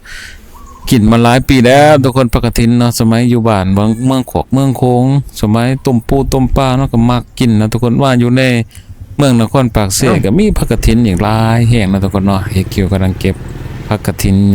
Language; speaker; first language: Thai; non-native, local second language; Northeastern Thai